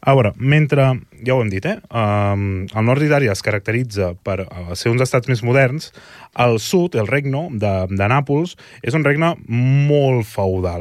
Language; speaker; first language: Catalan; native; Catalan